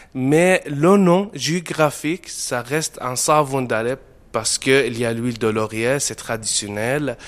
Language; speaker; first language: French; non-native, fluent; Arabic